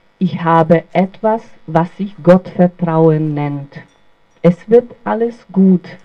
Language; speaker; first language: German; non-native, fluent; Bosnian